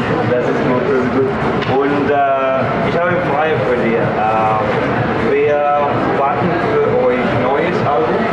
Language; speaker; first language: German; non-native, learner; Spanish